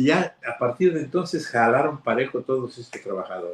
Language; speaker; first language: Spanish; native; Spanish